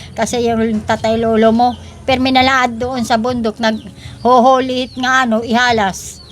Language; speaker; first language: Filipino; non-native, local second language; Waray